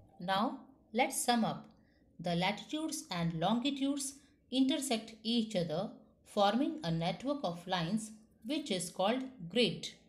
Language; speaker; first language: English; non-native, local second language; Hindi